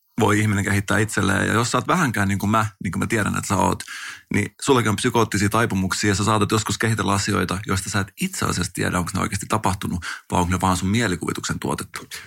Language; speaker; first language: Finnish; native; Finnish